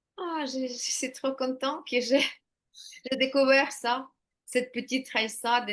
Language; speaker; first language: French; non-native, learner; Ukrainian